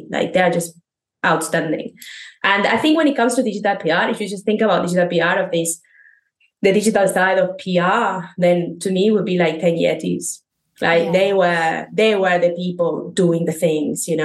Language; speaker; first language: English; non-native, fluent; Spanish